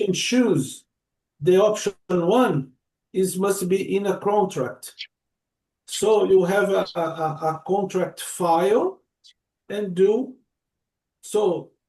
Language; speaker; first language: English; non-native, learner; Portuguese